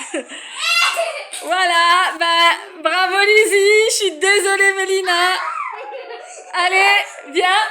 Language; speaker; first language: French; native; French